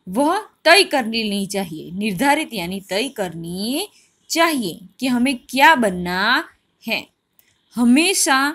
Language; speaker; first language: Hindi; non-native, local second language; Gujarati